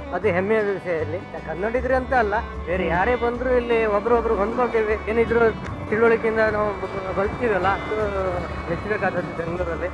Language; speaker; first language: Kannada; native; Kannada